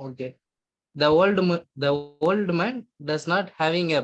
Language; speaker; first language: English; non-native, learner; Tamil